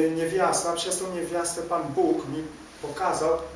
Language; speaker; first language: Polish; native; Polish